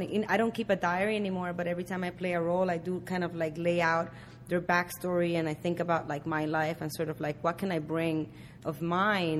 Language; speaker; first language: English; early bilingual, other home language; Spanish